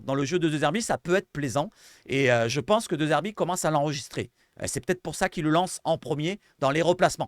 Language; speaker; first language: French; native; French